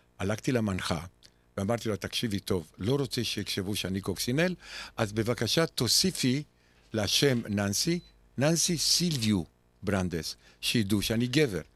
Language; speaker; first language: Hebrew; non-native, fluent; Romanian